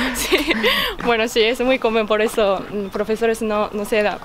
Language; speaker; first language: Spanish; non-native, learner; Japanese